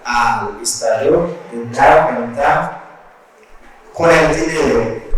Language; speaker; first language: Spanish; non-native, learner; Haitian Creole